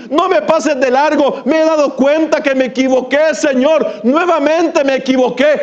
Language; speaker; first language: Spanish; native; Spanish